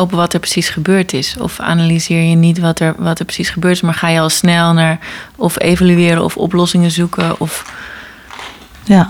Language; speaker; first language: Dutch; native; Dutch